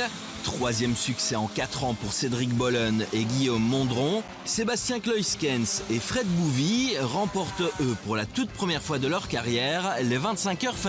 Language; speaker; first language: French; native; French